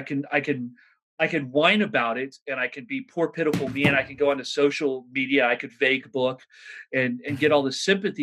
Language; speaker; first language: English; native; English